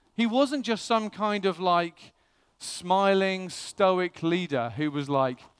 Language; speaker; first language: English; native; English